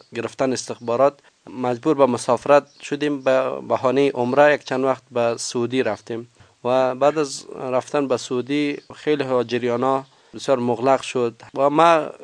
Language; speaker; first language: Persian; native; Persian